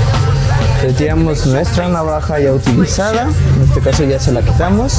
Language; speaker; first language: Spanish; native; Spanish